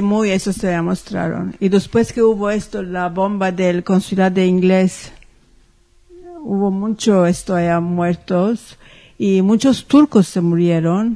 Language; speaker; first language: Spanish; early bilingual, heritage; Ladino